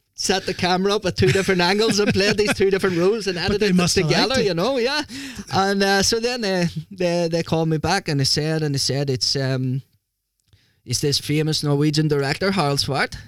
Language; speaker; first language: English; native; English